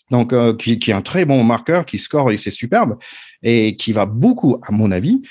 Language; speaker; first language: French; non-native, fluent; English